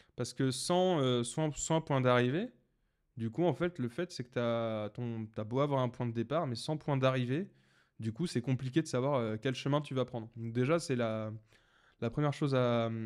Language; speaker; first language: French; native; French